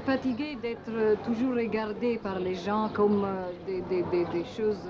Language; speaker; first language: French; non-native, learner; Italian